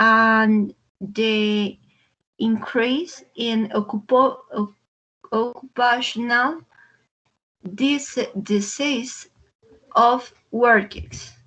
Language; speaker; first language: English; non-native, learner; Spanish